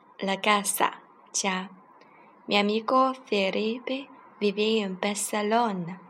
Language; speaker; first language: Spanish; non-native, fluent; Chinese